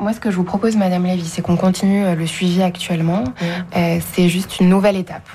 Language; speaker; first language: French; native; French